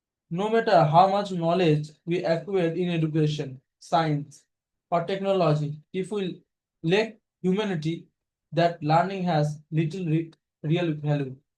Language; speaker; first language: English; non-native, local second language; Bangla